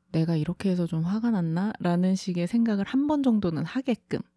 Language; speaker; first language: Korean; native; Korean